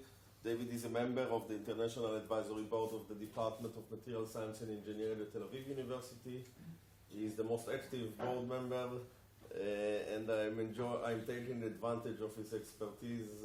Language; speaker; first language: English; non-native, fluent; Hebrew